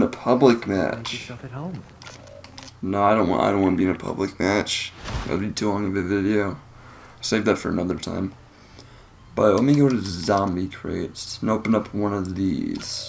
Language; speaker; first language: English; native; English